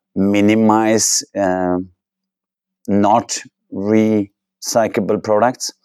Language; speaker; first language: English; non-native, fluent; Swedish